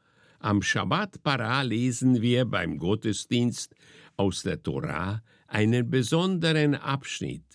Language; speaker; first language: German; native; German